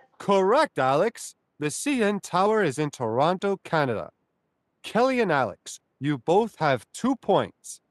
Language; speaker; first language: English; non-native, fluent; Spanish